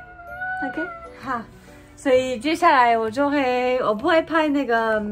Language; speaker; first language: Chinese; non-native, fluent; French